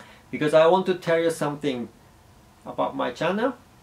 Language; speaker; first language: English; non-native, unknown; Japanese